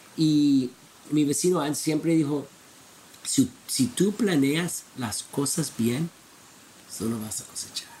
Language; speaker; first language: Spanish; non-native, fluent; English